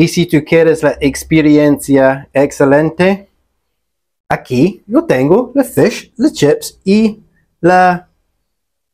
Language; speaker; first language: Spanish; non-native, learner; English